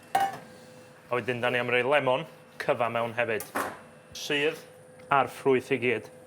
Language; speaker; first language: Welsh; native; Welsh